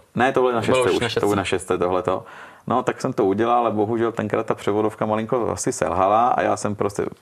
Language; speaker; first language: Czech; early bilingual, heritage; Italian